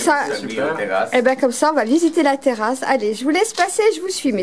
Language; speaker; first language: French; native; French